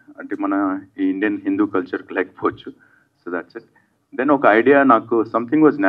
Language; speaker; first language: Telugu; native; Telugu